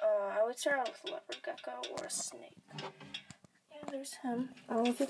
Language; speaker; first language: English; native; English